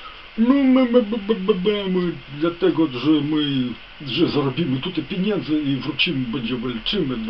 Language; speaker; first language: Polish; non-native, fluent; Ukrainian